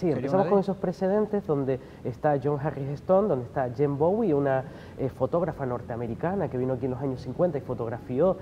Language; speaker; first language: Spanish; native; Spanish